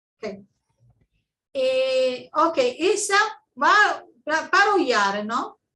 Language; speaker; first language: Portuguese; non-native, learner; Italian